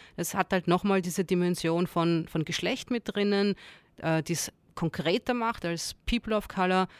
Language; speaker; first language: German; early bilingual, other home language; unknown